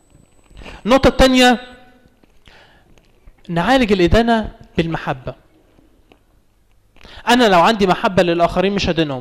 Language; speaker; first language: Arabic; native; Arabic